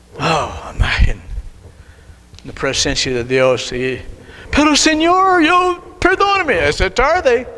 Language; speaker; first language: Spanish; non-native, learner; English